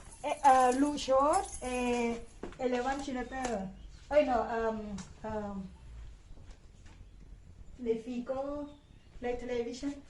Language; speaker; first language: French; non-native, learner; Thai